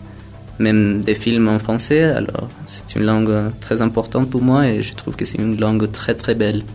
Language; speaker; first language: French; non-native, fluent; Spanish